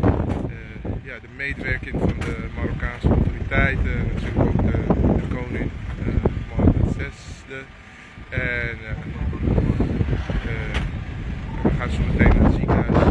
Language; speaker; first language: Dutch; early bilingual, other home language; Arabic